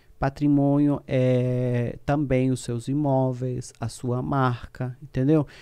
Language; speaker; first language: Portuguese; non-native, fluent; Spanish